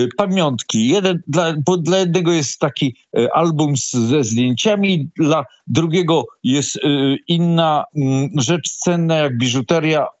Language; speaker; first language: Polish; native; Polish